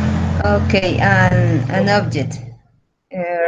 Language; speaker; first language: English; non-native, learner; Spanish